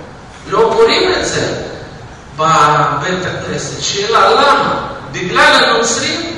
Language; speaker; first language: Hebrew; non-native, fluent; Russian